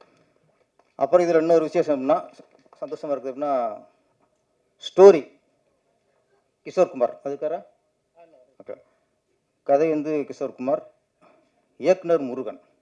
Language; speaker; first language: Tamil; native; Tamil